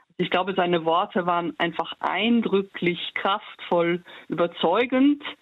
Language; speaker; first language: German; early bilingual, heritage; German